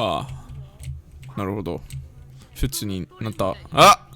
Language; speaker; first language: Japanese; non-native, learner; English